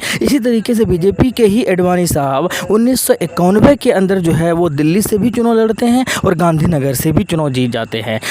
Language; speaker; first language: Hindi; native; Hindi